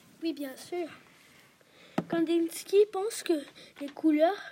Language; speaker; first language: French; non-native, learner; German